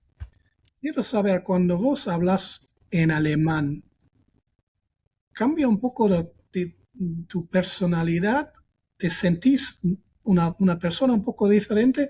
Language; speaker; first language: Spanish; non-native, fluent; German